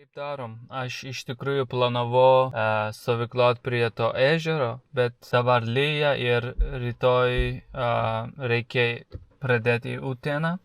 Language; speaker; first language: Lithuanian; non-native, fluent; Turkish